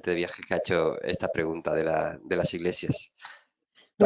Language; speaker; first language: Spanish; native; Spanish